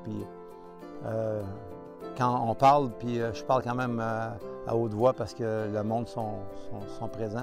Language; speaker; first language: French; native; French